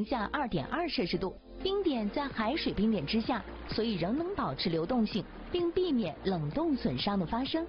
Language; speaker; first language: Chinese; native; Chinese